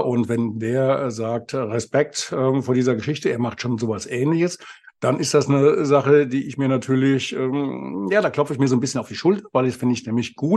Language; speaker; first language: German; native; German